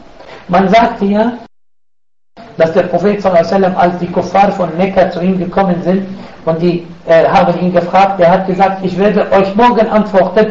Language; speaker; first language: German; non-native, fluent; Arabic